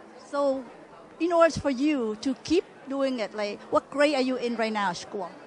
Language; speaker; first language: English; non-native, fluent; Vietnamese